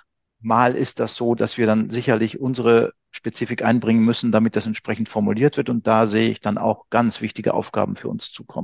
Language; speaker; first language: German; native; German